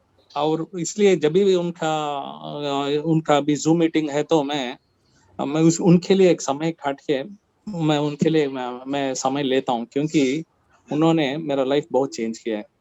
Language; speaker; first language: Hindi; non-native, local second language; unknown